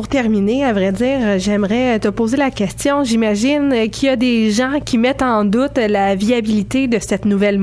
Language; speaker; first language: French; native; French